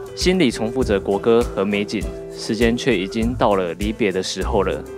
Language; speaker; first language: Chinese; native; Chinese